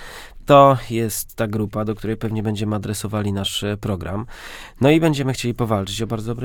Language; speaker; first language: Polish; native; Polish